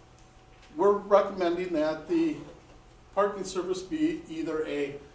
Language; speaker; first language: English; native; English